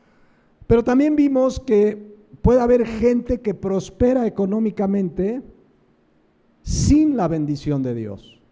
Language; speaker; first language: Spanish; native; Spanish